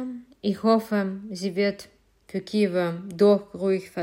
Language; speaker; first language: German; non-native, fluent; Ukrainian